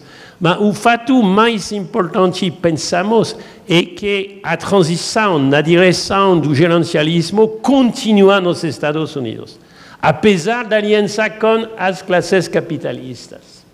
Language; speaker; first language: Portuguese; non-native, learner; French